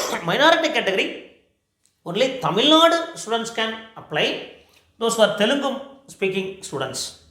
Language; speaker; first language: English; non-native, local second language; Tamil